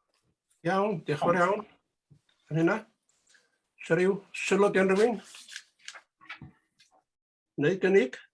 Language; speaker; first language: Welsh; native; Welsh